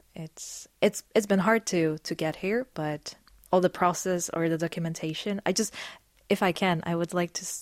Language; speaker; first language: English; non-native, fluent; Polish